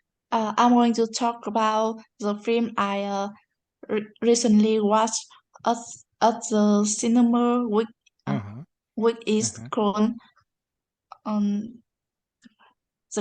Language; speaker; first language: English; non-native, learner; Vietnamese